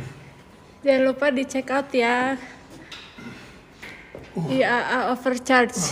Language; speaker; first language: Indonesian; native; Indonesian